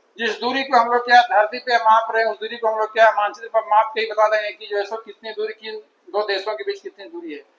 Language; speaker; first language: Hindi; native; Hindi